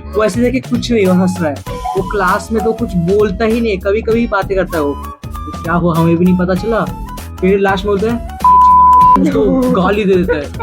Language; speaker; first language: Hindi; non-native, local second language; Malayalam